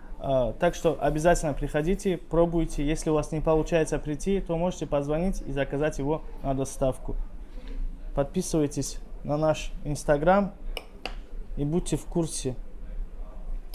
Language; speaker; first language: Russian; native; Russian